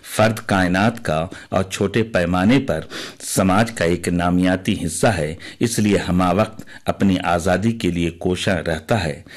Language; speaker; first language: Urdu; native; Urdu